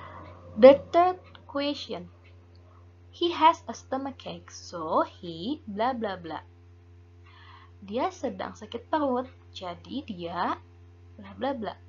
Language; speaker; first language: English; non-native, fluent; Indonesian